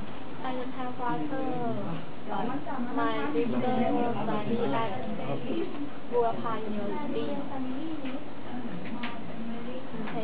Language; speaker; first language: English; non-native, learner; Thai